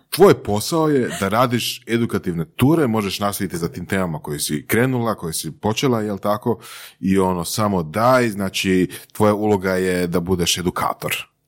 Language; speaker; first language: Croatian; native; Croatian